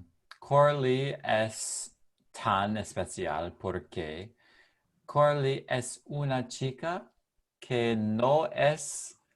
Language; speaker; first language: Spanish; non-native, learner; English